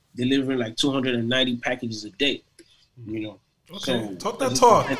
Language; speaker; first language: English; non-native, local second language; Igbo